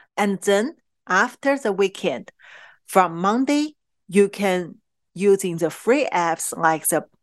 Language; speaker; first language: English; non-native, fluent; Chinese